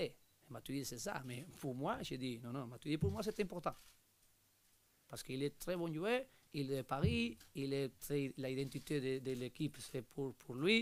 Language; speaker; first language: French; non-native, learner; Spanish